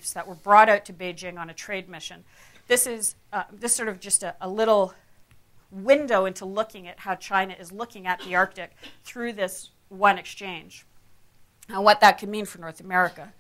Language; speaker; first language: English; native; English